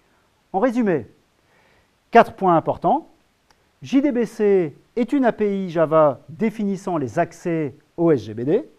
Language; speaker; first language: French; native; French